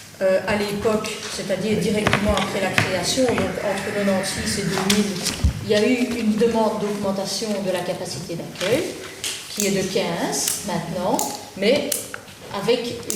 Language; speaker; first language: French; native; French